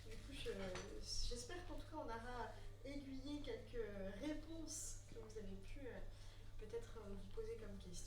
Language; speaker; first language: French; native; French